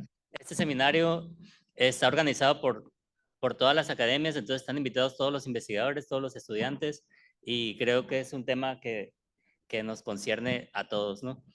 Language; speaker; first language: Spanish; native; Spanish